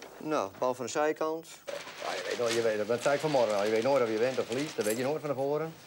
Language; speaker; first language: Dutch; non-native, local second language; Western Frisian